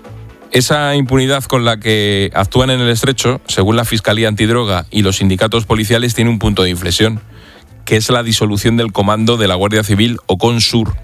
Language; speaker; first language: Spanish; native; Spanish